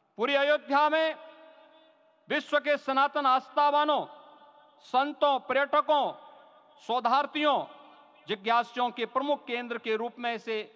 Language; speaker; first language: Hindi; native; Hindi